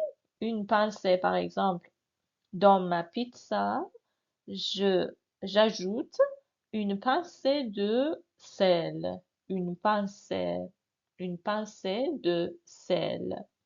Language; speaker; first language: French; non-native, fluent; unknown